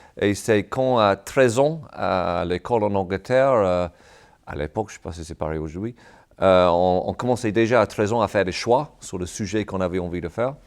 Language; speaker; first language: French; non-native, fluent; English